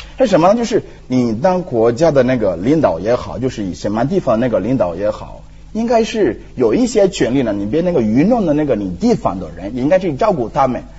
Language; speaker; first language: Chinese; non-native, fluent; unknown